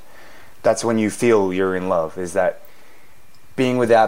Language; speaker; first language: English; native; English